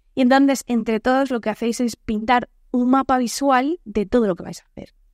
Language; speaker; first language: Spanish; native; Spanish